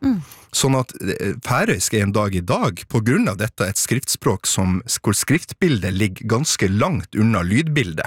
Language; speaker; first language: Norwegian; native; Norwegian